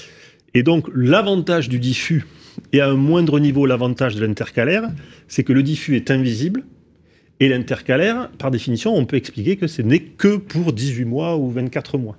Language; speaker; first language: French; native; French